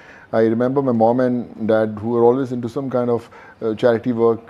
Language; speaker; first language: English; non-native, local second language; Punjabi